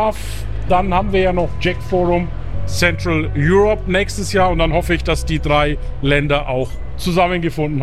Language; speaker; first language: German; native; German